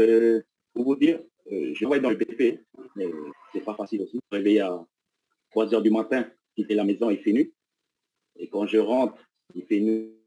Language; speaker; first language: French; non-native, local second language; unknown